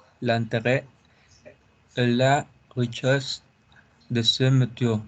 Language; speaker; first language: French; non-native, learner; Spanish